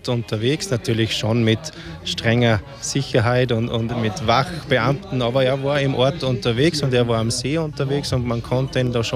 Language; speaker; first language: German; native; German